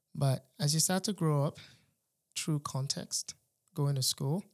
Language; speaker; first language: English; non-native, local second language; Yoruba